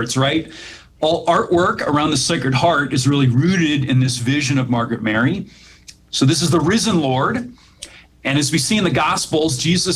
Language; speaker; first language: English; native; English